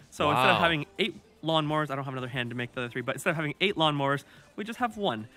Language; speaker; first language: English; native; English